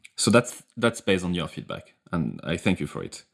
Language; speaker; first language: English; non-native, fluent; French